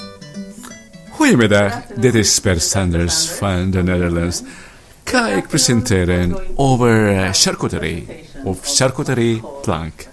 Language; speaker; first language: Dutch; non-native, learner; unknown